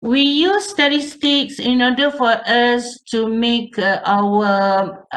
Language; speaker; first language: English; non-native, local second language; Malay